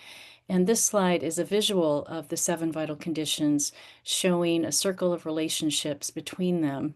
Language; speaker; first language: English; native; English